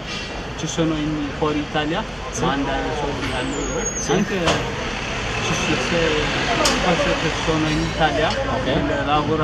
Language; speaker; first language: Italian; non-native, learner; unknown